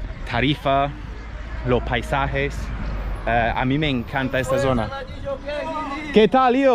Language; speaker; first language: Spanish; native; Spanish